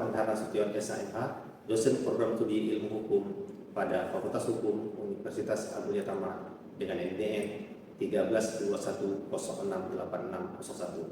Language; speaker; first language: Indonesian; native; Indonesian